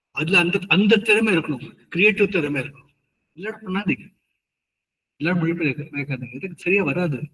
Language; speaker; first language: Tamil; early bilingual, heritage; Tamil